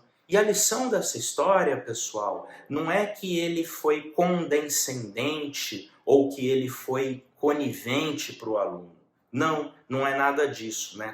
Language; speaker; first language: Portuguese; native; Portuguese